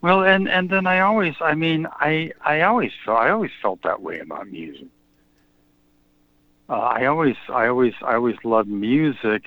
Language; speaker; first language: English; native; English